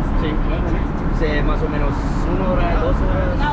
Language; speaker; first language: Spanish; non-native, learner; English